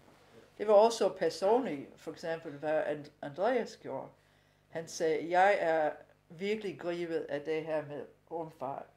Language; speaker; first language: Danish; non-native, fluent; English